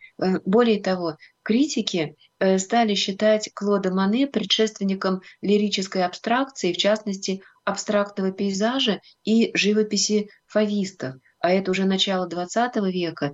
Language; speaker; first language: Russian; native; Russian